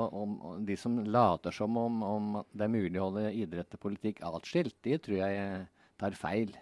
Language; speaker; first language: Norwegian; native; Norwegian